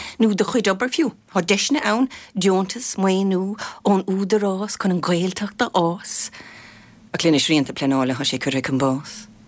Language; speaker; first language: Irish; non-native, local second language; English